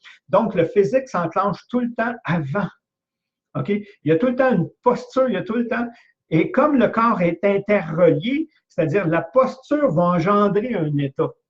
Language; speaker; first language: French; native; French